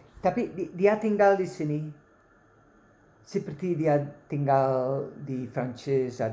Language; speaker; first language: Indonesian; non-native, learner; Dutch